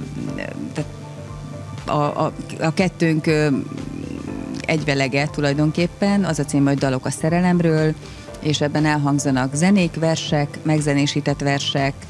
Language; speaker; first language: Hungarian; native; Hungarian